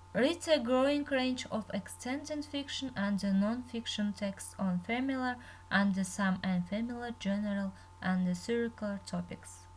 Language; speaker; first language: English; non-native, learner; Kazakh